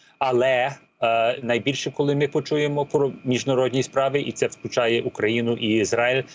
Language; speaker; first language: Ukrainian; early bilingual, heritage; Ukrainian